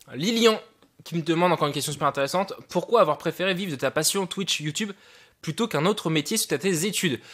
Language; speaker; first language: French; native; French